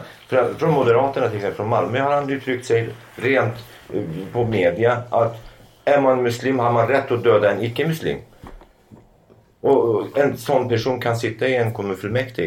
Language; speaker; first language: Swedish; non-native, fluent; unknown